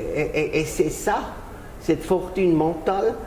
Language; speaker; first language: French; non-native, fluent; German